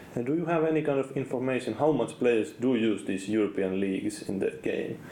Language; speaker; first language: English; non-native, fluent; Finnish